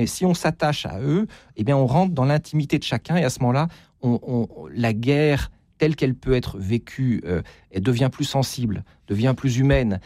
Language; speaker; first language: French; native; French